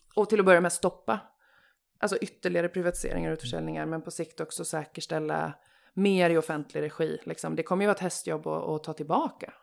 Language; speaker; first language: Swedish; native; Swedish